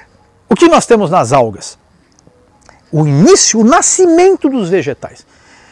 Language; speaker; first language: Portuguese; native; Portuguese